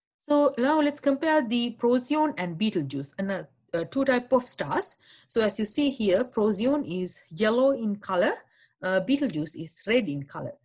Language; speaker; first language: English; non-native, local second language; Sinhala